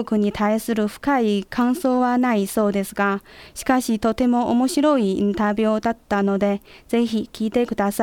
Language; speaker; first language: Japanese; non-native, fluent; Chinese